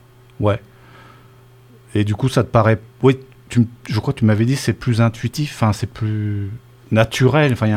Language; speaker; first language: French; native; French